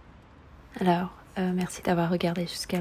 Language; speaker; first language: French; non-native, fluent; Korean